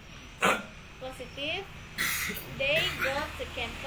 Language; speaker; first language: English; non-native, learner; Indonesian